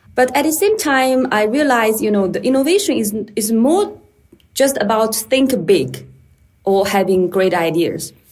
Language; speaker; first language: English; non-native, fluent; Chinese